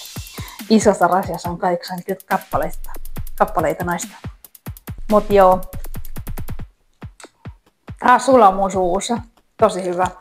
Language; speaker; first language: Finnish; non-native, learner; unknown